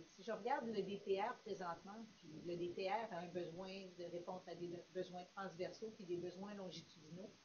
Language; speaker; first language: French; native; French